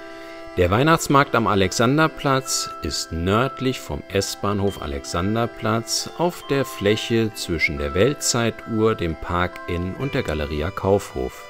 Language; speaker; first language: German; native; German